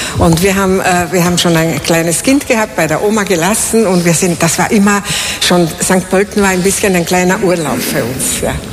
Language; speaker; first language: German; non-native, fluent; Czech